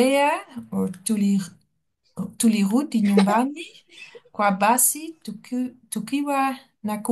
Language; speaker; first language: Swahili; non-native, learner; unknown